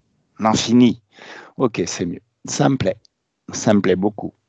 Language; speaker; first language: French; native; French